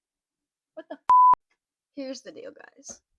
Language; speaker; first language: English; native; English